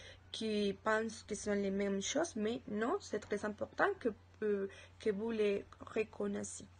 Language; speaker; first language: French; non-native, learner; Spanish